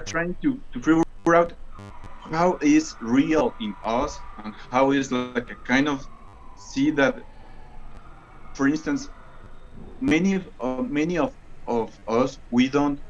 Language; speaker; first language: English; non-native, learner; Spanish